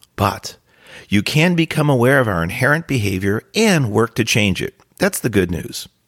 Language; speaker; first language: English; native; English